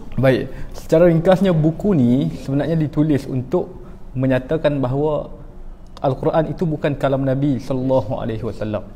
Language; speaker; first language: Malay; native; Malay